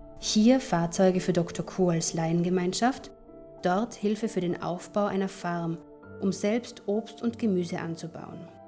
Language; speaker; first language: German; native; German